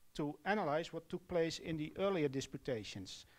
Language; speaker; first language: English; non-native, fluent; Dutch